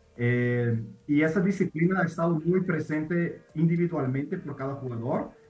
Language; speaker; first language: Spanish; non-native, fluent; Portuguese